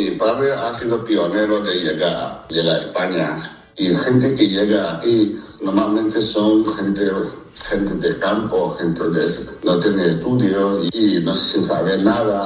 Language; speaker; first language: Spanish; non-native, fluent; Chinese